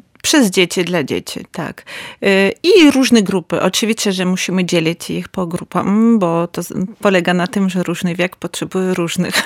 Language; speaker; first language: Polish; non-native, learner; Ukrainian